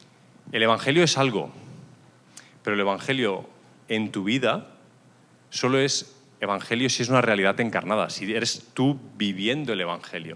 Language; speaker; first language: Spanish; native; Spanish